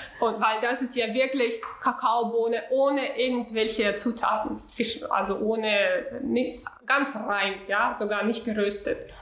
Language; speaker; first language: German; non-native, fluent; Russian